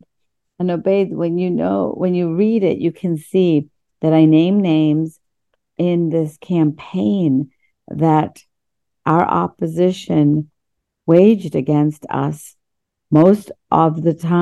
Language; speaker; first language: English; early bilingual, other home language; Urdu